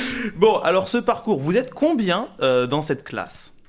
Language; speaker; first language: French; native; French